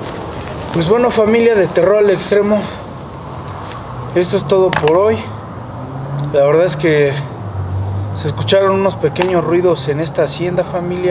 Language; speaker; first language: Spanish; native; Spanish